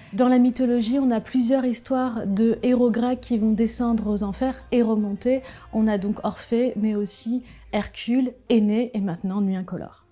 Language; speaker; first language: French; native; French